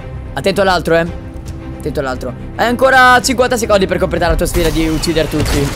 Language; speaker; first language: Italian; native; Italian